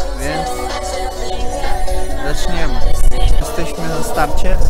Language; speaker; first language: Polish; non-native, learner; Russian